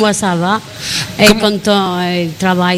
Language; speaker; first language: French; non-native, learner; Albanian